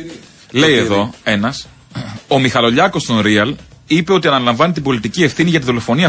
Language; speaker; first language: Greek; native; Greek